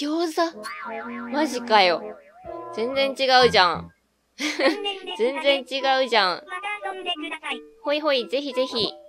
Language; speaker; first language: Japanese; native; Japanese